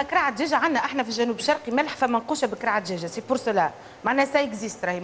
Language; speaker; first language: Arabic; native; Arabic